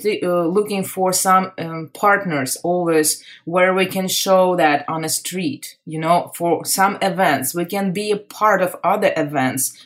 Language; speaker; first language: English; non-native, fluent; Ukrainian